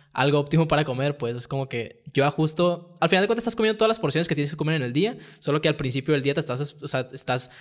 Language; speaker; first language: Spanish; native; Spanish